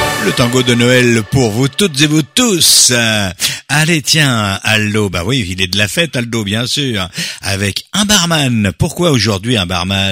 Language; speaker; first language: French; native; French